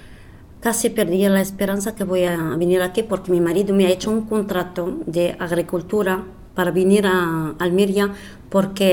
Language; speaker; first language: Spanish; non-native, fluent; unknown